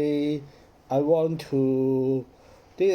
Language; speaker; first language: English; non-native, learner; Cantonese